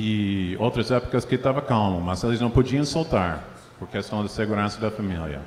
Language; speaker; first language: Portuguese; non-native, fluent; English